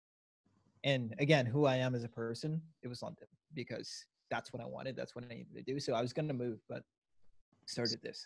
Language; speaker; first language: English; native; English